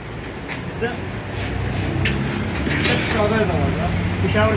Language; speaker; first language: Turkish; non-native, learner; Urdu